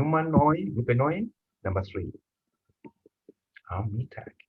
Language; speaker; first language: German; non-native, fluent; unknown